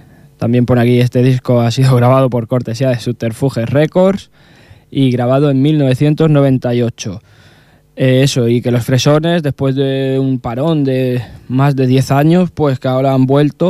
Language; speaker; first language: Spanish; native; Spanish